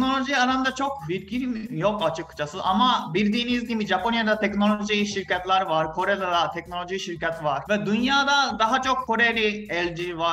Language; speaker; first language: Turkish; non-native, fluent; Japanese